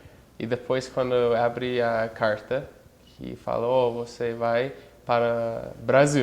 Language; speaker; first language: Portuguese; non-native, fluent; English